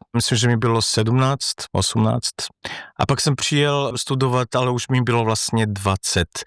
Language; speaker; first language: Czech; non-native, fluent; Serbian